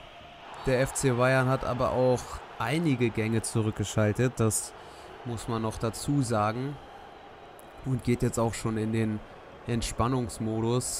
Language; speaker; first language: German; native; German